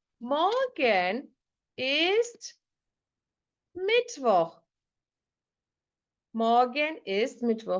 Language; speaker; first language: German; non-native, fluent; Turkish